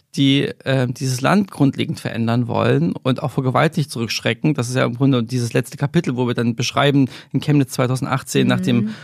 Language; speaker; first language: German; native; German